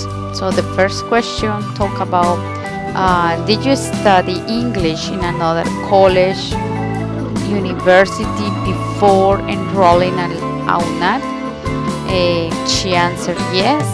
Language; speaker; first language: English; non-native, learner; Spanish